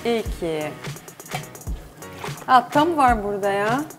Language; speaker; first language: Turkish; non-native, learner; Portuguese